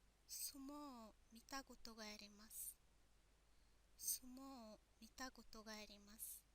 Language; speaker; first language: Japanese; non-native, fluent; Mongolian